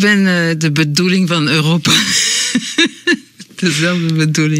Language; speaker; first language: Dutch; non-native, learner; French